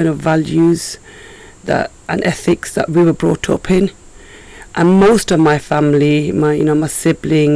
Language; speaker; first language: English; native; English